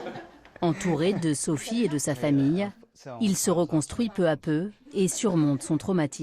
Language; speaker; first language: French; native; French